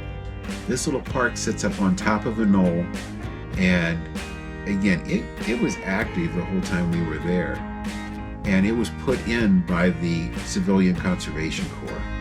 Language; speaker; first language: English; native; English